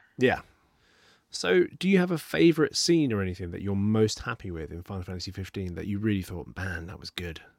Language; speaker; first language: English; native; English